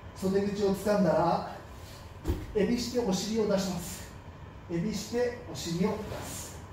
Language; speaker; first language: Japanese; native; Japanese